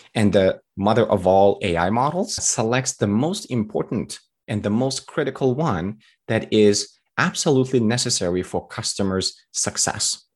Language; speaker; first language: English; early bilingual, other home language; Tajik